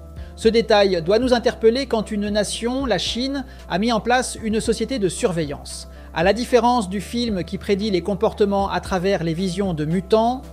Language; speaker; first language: French; native; French